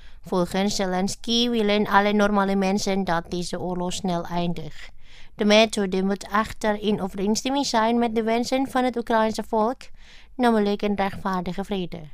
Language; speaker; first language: Dutch; non-native, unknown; Indonesian